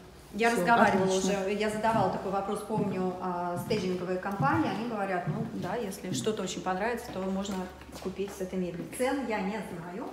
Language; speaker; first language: Russian; native; Russian